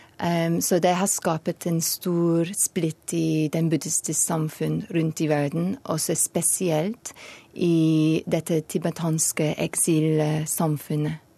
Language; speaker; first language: Norwegian; non-native, learner; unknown